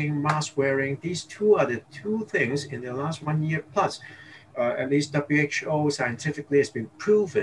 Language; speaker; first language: English; non-native, local second language; Cantonese